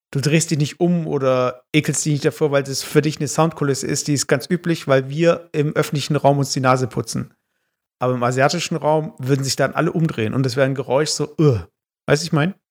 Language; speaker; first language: German; early bilingual, other home language; Turkish